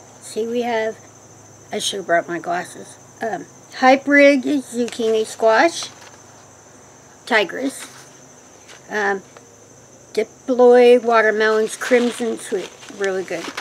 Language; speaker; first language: English; native; English